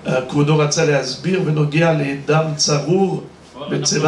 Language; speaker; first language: Hebrew; non-native, fluent; French